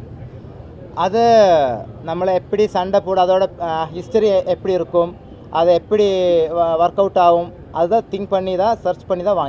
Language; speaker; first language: Tamil; non-native, local second language; Malayalam